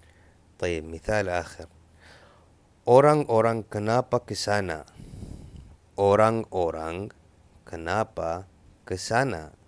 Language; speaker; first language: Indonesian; non-native, fluent; Arabic